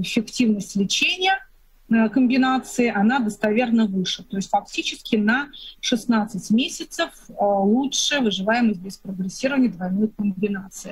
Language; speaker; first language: Russian; native; Russian